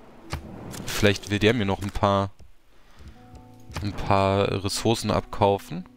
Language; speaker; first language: German; native; German